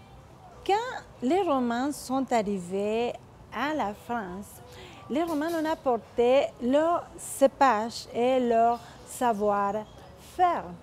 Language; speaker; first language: French; non-native, fluent; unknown